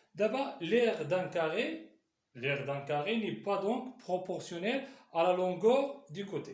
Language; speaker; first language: French; non-native, local second language; Arabic